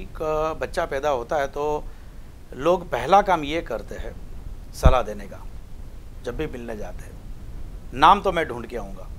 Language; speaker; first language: Hindi; non-native, local second language; Gujarati